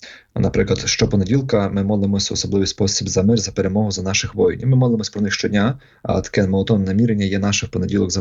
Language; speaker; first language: Ukrainian; native; Ukrainian